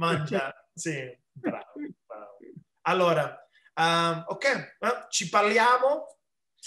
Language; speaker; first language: Italian; early bilingual, heritage; English